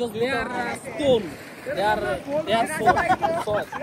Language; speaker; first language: English; non-native, learner; Filipino